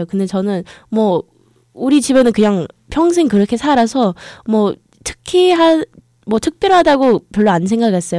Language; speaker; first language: Korean; early bilingual, heritage; English